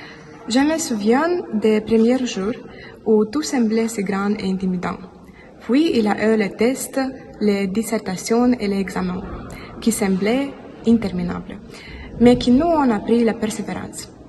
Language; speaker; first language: French; non-native, learner; Romanian